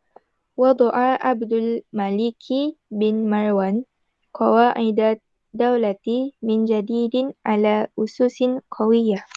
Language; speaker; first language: Arabic; non-native, learner; Malay